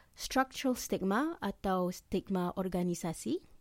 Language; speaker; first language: English; non-native, local second language; Malay